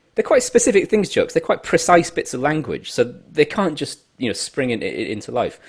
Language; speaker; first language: English; native; English